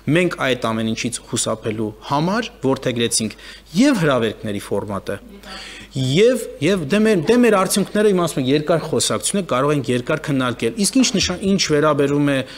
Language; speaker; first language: Armenian; early bilingual, heritage; Armenian